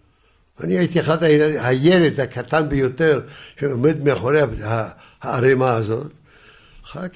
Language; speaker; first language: Hebrew; early bilingual, other home language; Yiddish